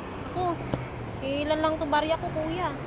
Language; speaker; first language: Filipino; non-native, local second language; Cebuano